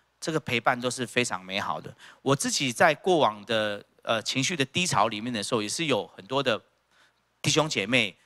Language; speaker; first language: Chinese; native; Chinese